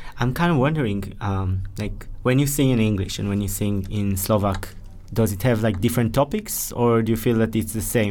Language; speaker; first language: English; non-native, fluent; Hebrew